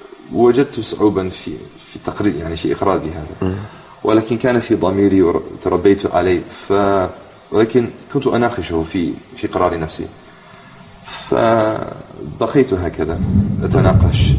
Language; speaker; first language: Arabic; non-native, fluent; English